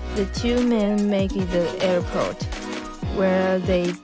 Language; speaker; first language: English; non-native, learner; Chinese